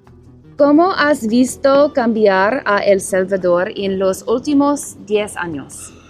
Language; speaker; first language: Spanish; non-native, learner; English